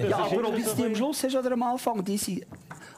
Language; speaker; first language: German; native; German